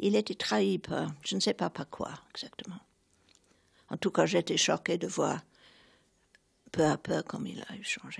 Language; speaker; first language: French; non-native, fluent; English